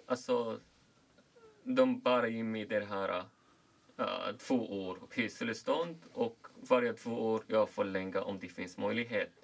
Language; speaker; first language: Swedish; non-native, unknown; Arabic